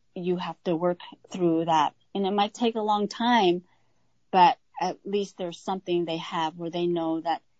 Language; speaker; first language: English; native; English